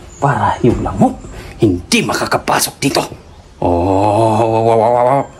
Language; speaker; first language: Filipino; non-native, local second language; Cebuano